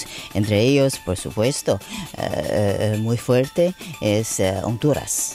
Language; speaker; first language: Spanish; non-native, fluent; Chinese